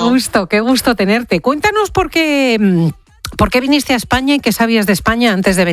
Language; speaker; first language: Spanish; native; Spanish